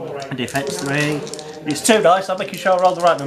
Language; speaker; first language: English; native; English